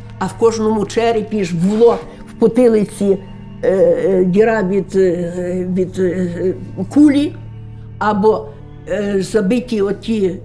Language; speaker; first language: Ukrainian; native; Ukrainian